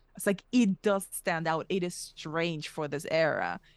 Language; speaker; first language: English; early bilingual, other home language; Russian